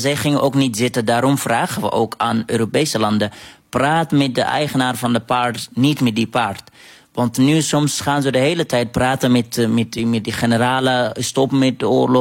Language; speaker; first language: Dutch; non-native, fluent; Arabic